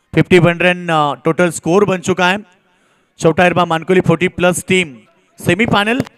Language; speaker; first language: Hindi; non-native, local second language; Marathi